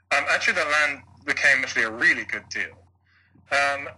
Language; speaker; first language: English; native; English